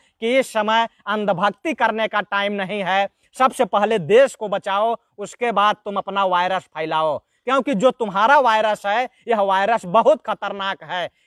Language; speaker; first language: Hindi; native; Hindi